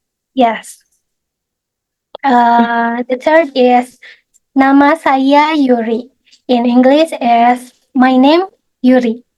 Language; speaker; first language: English; non-native, fluent; Indonesian